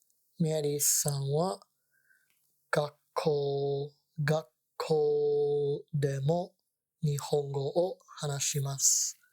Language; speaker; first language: Japanese; non-native, learner; English